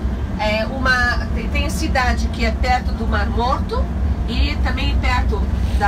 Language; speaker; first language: Portuguese; non-native, fluent; Hebrew